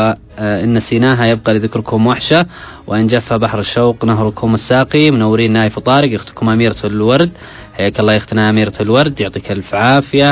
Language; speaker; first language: Arabic; native; Arabic